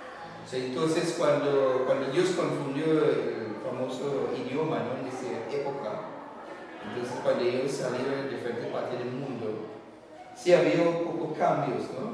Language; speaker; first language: Spanish; non-native, learner; English